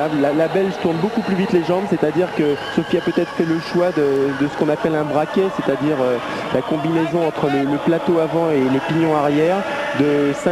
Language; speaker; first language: French; native; French